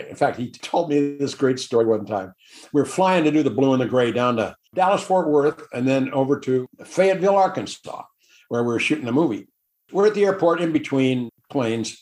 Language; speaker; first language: English; native; English